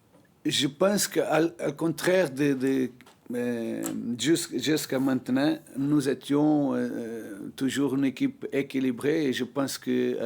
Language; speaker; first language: French; non-native, learner; Portuguese